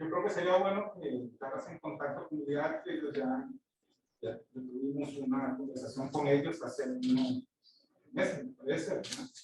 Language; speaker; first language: Spanish; native; Spanish